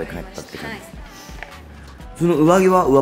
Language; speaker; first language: Japanese; native; Japanese